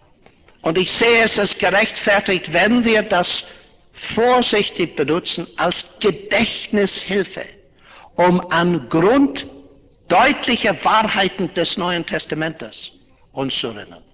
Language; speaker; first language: German; non-native, fluent; English